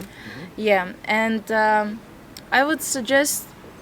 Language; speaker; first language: English; non-native, fluent; Latvian